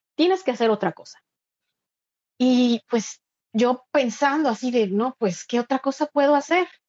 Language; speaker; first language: Spanish; native; Spanish